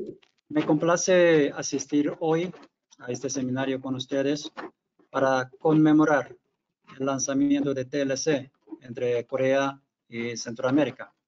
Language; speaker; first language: Spanish; non-native, fluent; Korean